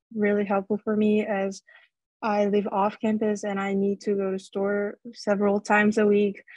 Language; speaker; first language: English; non-native, fluent; Korean